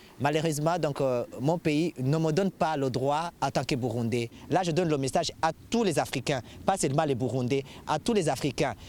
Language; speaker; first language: French; non-native, local second language; Rundi